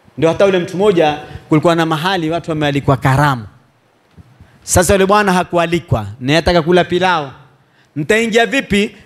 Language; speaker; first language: Swahili; native; Swahili